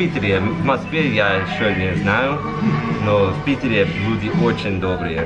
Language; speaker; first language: Russian; non-native, learner; English